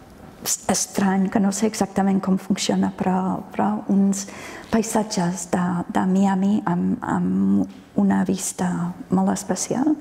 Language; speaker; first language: Catalan; non-native, fluent; English